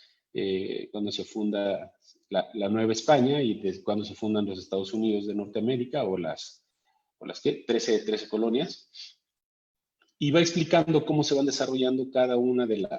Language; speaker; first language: Spanish; native; Spanish